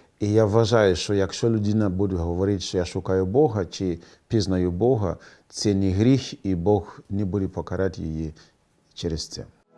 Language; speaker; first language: Ukrainian; non-native, fluent; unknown